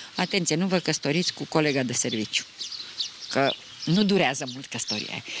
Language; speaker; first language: Romanian; native; Romanian